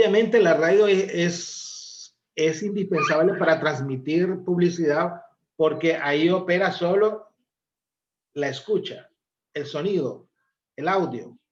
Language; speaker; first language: Spanish; native; Spanish